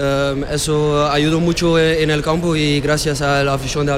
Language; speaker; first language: Spanish; non-native, fluent; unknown